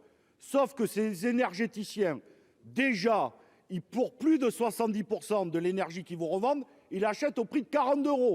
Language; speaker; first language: French; native; French